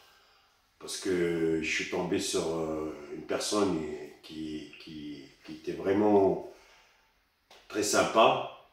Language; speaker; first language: French; early bilingual, other home language; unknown